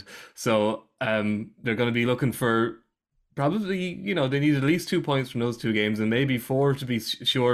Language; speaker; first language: English; native; English